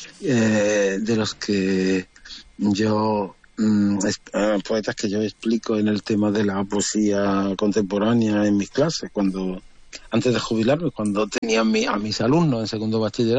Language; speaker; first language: Spanish; native; Spanish